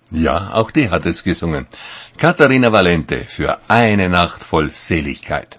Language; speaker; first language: German; native; German